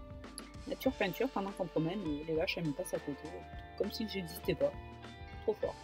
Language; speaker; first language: French; native; French